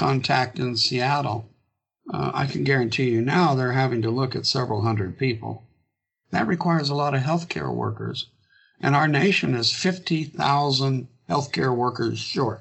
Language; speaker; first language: English; native; English